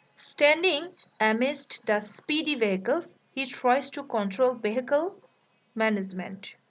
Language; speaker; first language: English; non-native, local second language; Bangla